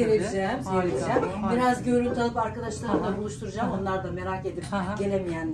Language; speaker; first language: Turkish; native; Turkish